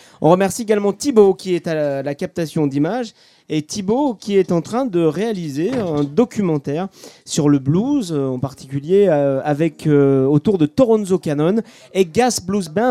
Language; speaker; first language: French; native; French